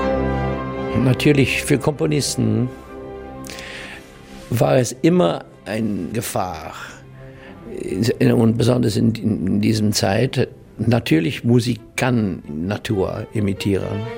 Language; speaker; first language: German; non-native, learner; English